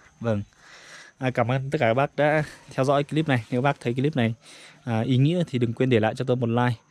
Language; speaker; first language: Vietnamese; non-native, local second language; Iu Mien